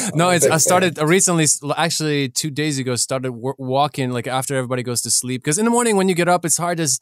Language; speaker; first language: English; early bilingual, other home language; Ukrainian